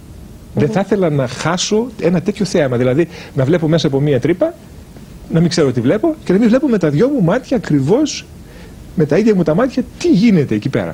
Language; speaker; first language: Greek; native; Greek